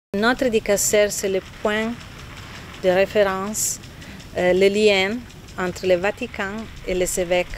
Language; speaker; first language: French; non-native, fluent; Italian